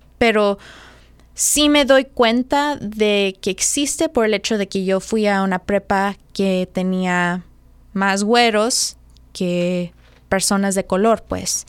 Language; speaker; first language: Spanish; early bilingual, heritage; Spanish